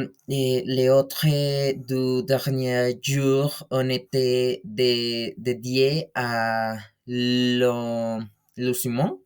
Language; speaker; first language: French; non-native, learner; Spanish